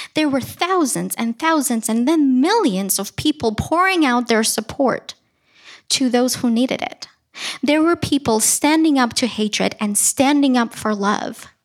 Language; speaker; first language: English; early bilingual, other home language; Russian